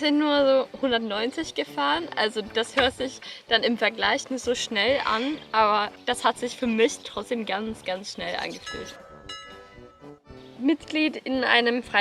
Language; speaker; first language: German; non-native, fluent; Swedish